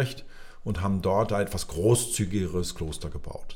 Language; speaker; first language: German; native; German